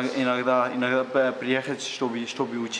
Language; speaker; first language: Russian; non-native, learner; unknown